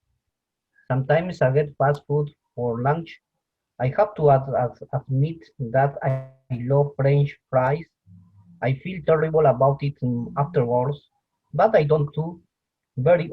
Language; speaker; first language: English; non-native, learner; Spanish